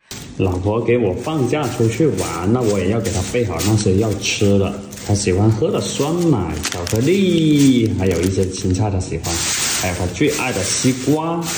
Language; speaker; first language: Chinese; non-native, local second language; Cantonese